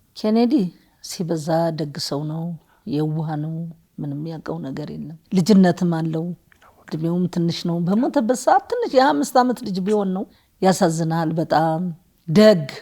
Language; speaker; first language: Amharic; native; Amharic